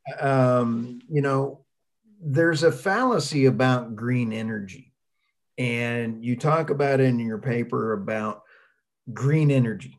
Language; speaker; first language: English; native; English